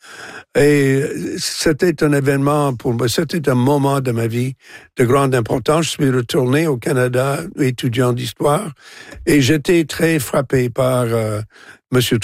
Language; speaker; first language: French; non-native, local second language; English